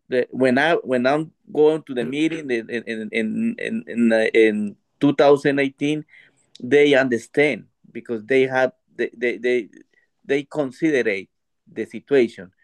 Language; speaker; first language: English; non-native, learner; Spanish